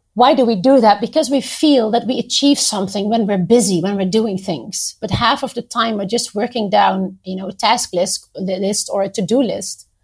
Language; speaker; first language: English; non-native, fluent; Dutch